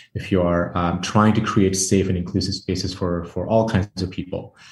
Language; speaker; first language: English; early bilingual, other home language; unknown